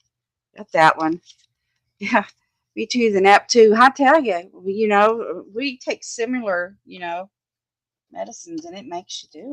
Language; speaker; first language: English; native; English